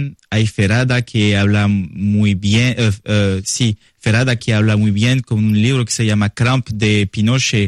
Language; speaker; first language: Spanish; non-native, learner; French